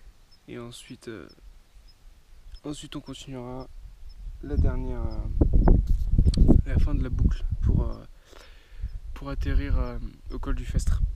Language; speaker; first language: French; native; French